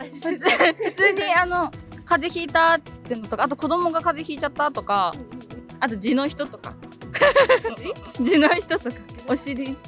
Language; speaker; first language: Japanese; native; Japanese